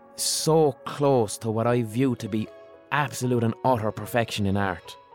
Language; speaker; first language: English; native; English